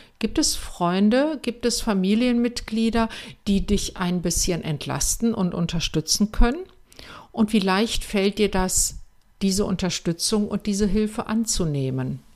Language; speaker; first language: German; native; German